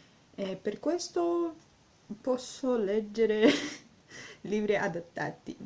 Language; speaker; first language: Italian; non-native, learner; Russian